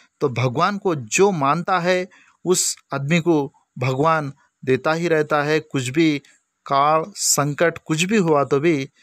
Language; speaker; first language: Hindi; non-native, local second language; Lambadi